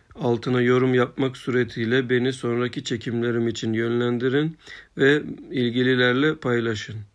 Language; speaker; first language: Turkish; early bilingual, heritage; Turkish